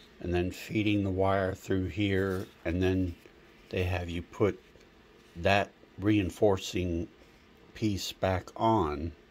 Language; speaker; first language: English; native; English